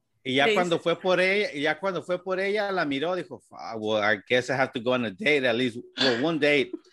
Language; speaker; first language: Spanish; early bilingual, heritage; Spanish